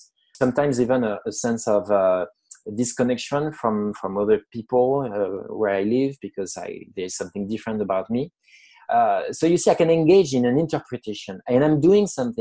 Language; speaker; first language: English; non-native, fluent; French